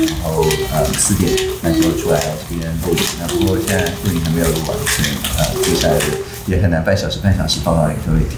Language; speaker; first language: Chinese; native; Chinese